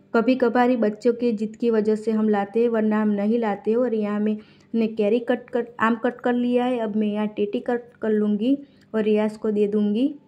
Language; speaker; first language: Hindi; non-native, local second language; Gujarati